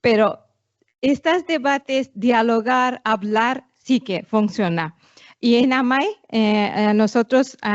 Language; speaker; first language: Spanish; non-native, fluent; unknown